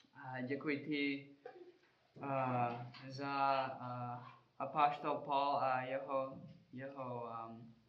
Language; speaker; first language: Czech; non-native, learner; English